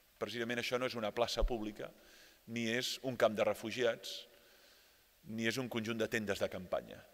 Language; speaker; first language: Catalan; native; Catalan